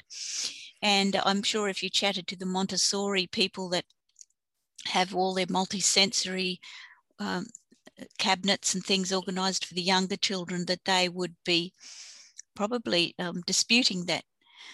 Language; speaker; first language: English; native; English